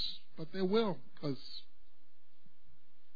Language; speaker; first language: English; native; English